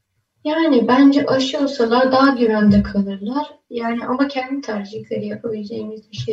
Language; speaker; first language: Turkish; early bilingual, other home language; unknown